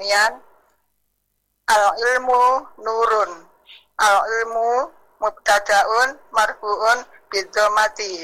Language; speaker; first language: Arabic; non-native, learner; Indonesian